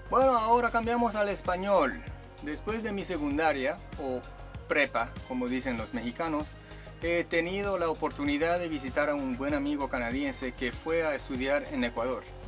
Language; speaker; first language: Spanish; non-native, fluent; Chinese